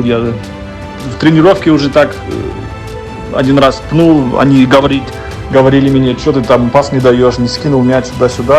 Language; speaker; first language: Russian; early bilingual, heritage; German